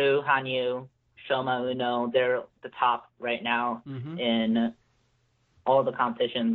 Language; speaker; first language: English; native; English